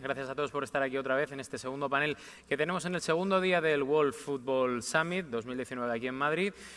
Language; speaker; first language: Spanish; native; Spanish